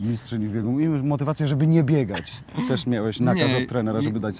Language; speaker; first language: Polish; native; Polish